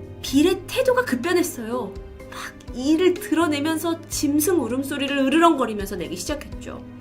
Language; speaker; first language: Korean; native; Korean